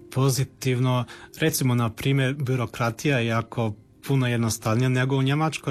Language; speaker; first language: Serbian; early bilingual, heritage; Croatian